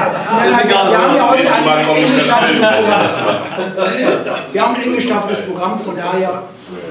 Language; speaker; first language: German; native; German